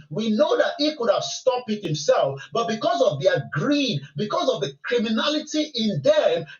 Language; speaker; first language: English; non-native, local second language; Yoruba